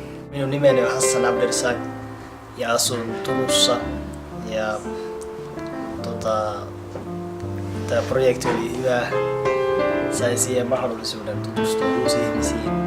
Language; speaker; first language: Finnish; early bilingual, other home language; Somali